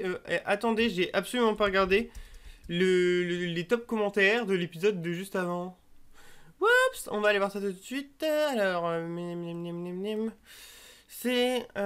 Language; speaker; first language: French; native; French